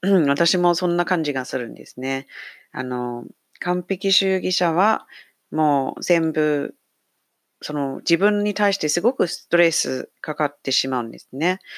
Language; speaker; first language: Japanese; non-native, fluent; English